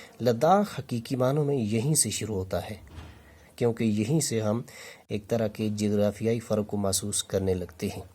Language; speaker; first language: Urdu; native; Urdu